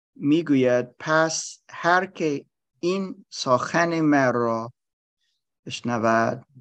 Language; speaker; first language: Persian; non-native, learner; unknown